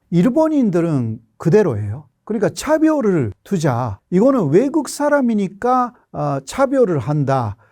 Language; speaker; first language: Korean; non-native, fluent; Japanese